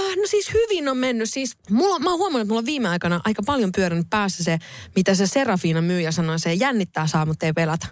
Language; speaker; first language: Finnish; native; Finnish